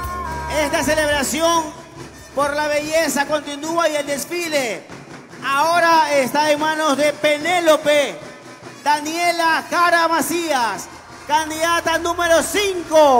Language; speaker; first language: Spanish; native; Spanish